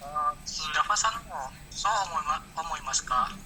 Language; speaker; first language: Japanese; non-native, learner; Indonesian